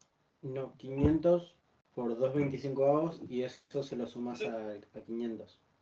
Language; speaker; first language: Spanish; native; Spanish